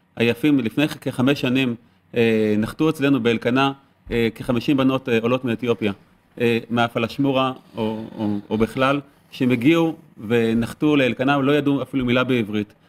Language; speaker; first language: Hebrew; native; Hebrew